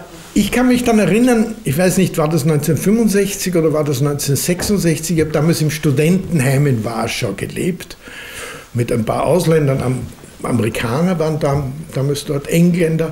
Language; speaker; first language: German; native; German